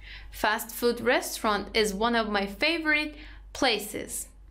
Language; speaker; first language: English; non-native, fluent; Persian